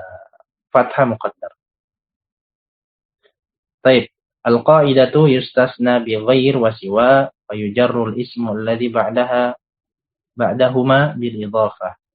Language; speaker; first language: Arabic; non-native, fluent; Indonesian